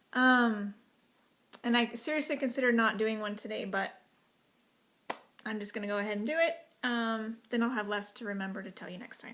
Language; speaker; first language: English; native; English